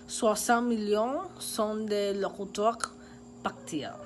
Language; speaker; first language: French; non-native, learner; Spanish